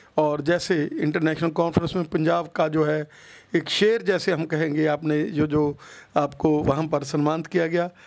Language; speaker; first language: Hindi; non-native, local second language; Punjabi